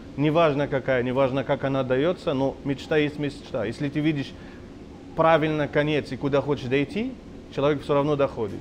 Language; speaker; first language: Russian; non-native, fluent; Arabic